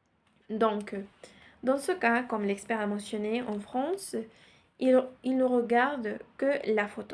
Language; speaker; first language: French; non-native, learner; Spanish